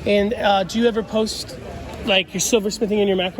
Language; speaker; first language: English; native; English